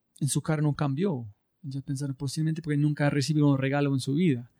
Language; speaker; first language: Spanish; non-native, learner; English